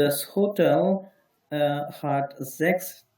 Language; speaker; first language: German; non-native, learner; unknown